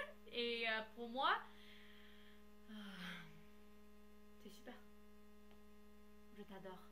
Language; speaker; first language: French; non-native, learner; English